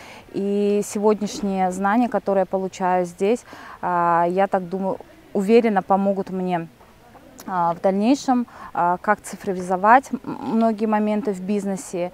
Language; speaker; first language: Russian; non-native, local second language; Tajik